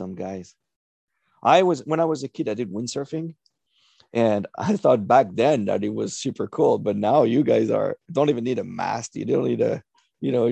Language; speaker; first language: English; non-native, fluent; French